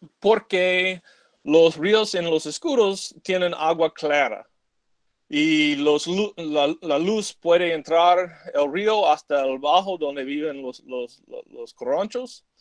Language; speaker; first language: Spanish; non-native, fluent; English